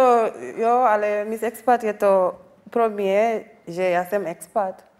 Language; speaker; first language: Czech; non-native, learner; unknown